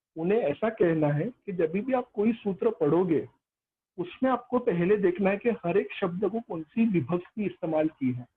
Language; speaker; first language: Hindi; non-native, local second language; Marathi